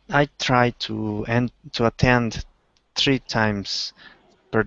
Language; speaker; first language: English; non-native, learner; Spanish